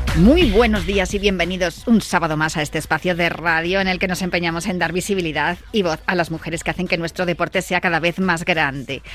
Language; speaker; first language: Spanish; native; Spanish